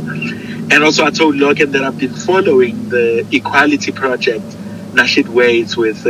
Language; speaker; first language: English; non-native, local second language; Zulu